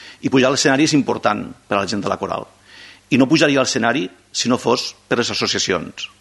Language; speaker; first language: Catalan; non-native, local second language; Spanish